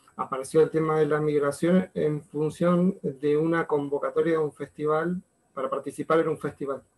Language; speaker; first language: Spanish; native; Spanish